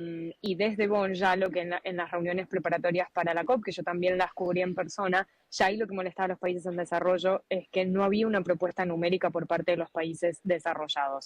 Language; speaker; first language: Spanish; native; Spanish